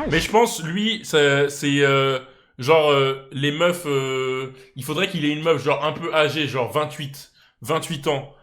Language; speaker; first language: French; native; French